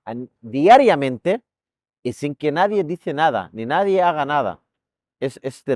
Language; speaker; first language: Spanish; non-native, fluent; Arabic